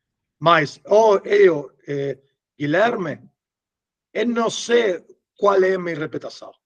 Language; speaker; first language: Portuguese; non-native, learner; Spanish